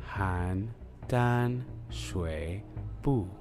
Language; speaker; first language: Chinese; non-native, learner; English